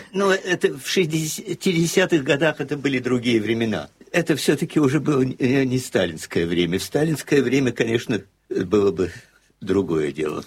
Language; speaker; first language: Russian; native; Russian